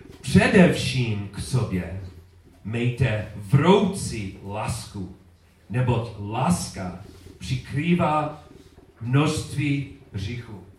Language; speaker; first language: Czech; non-native, learner; English